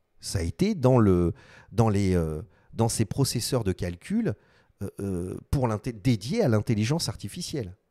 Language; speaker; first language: French; native; French